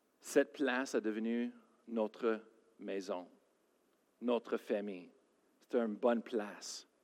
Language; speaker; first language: French; non-native, fluent; English